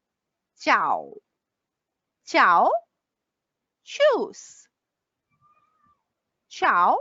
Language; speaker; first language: German; non-native, fluent; Bangla